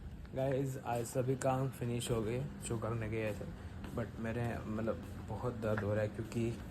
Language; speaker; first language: Hindi; non-native, local second language; Gujarati